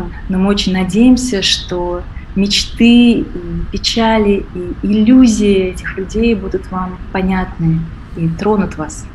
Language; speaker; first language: Russian; native; Russian